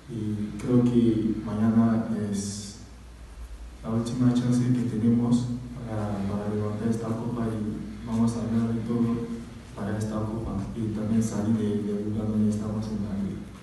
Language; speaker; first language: Spanish; non-native, fluent; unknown